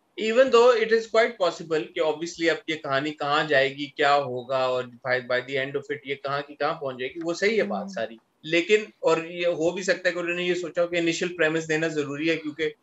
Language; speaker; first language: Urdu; non-native, local second language; Punjabi